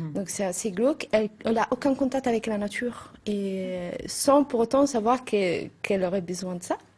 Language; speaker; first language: French; non-native, fluent; Italian